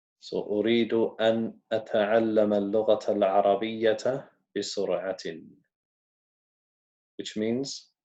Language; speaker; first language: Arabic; non-native, fluent; English